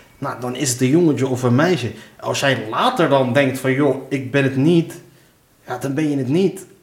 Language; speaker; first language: Dutch; early bilingual, other home language; Arabic